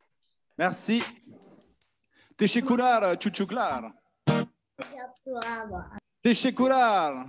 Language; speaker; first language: Turkish; non-native, learner; French